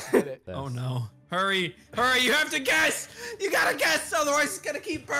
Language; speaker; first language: English; native; English